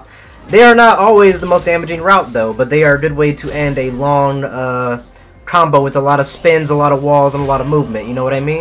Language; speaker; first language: English; native; English